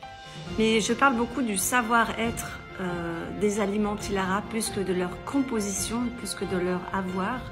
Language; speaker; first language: French; native; French